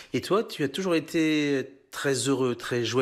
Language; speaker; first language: French; native; French